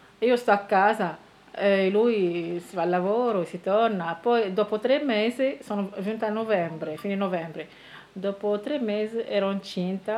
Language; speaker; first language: Italian; non-native, learner; Arabic